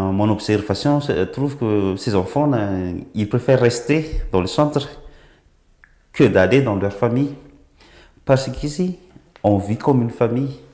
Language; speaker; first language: French; non-native, local second language; Malagasy